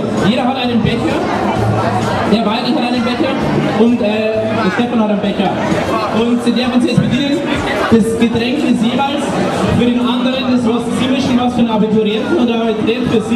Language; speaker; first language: German; native; German